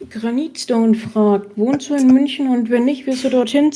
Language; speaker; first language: German; native; German